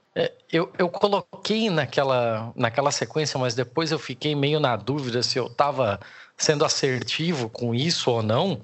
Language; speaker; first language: Portuguese; native; Portuguese